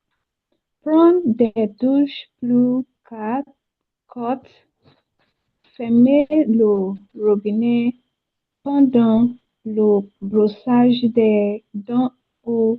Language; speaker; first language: French; non-native, learner; Yoruba